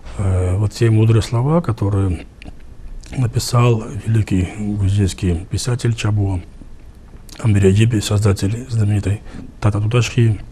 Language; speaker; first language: Russian; non-native, local second language; Georgian